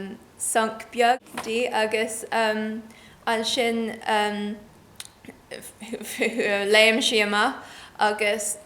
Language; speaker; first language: Irish; non-native, learner; English